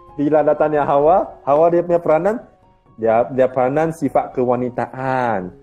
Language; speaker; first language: Malay; non-native, local second language; Chinese